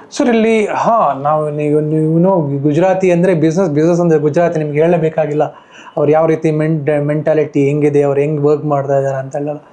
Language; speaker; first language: Kannada; native; Kannada